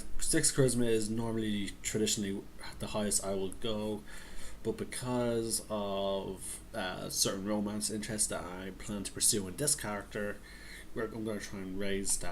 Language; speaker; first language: English; native; English